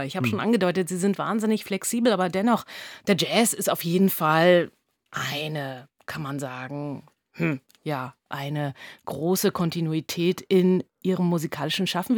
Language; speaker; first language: German; native; German